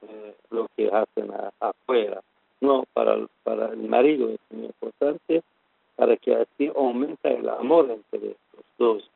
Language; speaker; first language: Spanish; non-native, learner; Persian